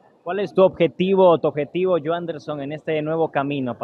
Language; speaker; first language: Portuguese; non-native, learner; Spanish